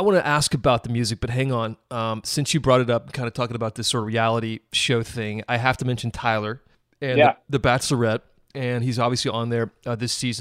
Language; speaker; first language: English; native; English